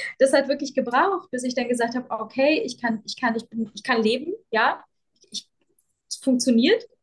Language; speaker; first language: German; early bilingual, other home language; Russian